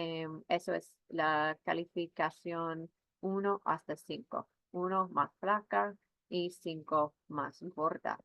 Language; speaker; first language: Spanish; non-native, fluent; English